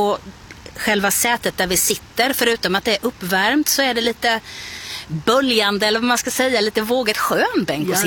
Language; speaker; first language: Swedish; native; Swedish